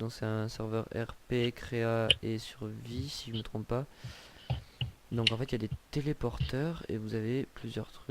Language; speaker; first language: French; native; French